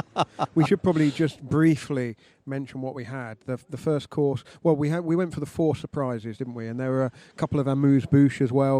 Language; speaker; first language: English; native; English